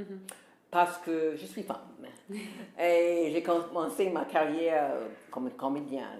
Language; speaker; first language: French; non-native, fluent; English